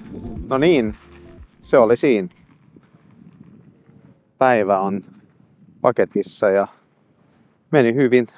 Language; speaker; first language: Finnish; non-native, fluent; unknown